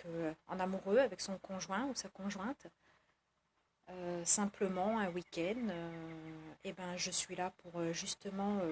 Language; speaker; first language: French; native; French